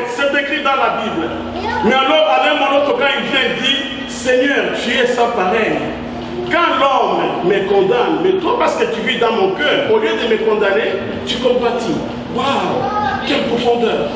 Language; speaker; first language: French; non-native, local second language; Lingala